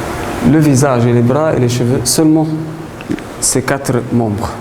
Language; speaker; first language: French; non-native, fluent; Arabic